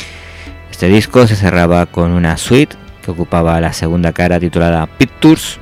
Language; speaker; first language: Spanish; native; Spanish